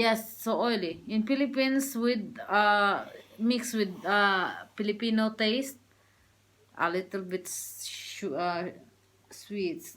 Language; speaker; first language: English; non-native, learner; Filipino